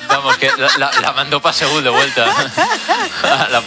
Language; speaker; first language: Spanish; non-native, local second language; Catalan